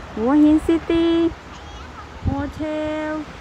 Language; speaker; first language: English; non-native, learner; Thai